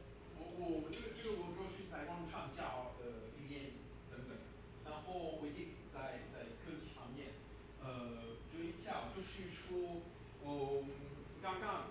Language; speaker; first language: Chinese; non-native, fluent; French